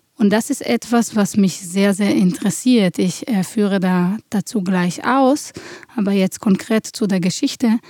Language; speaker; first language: German; non-native, fluent; Hebrew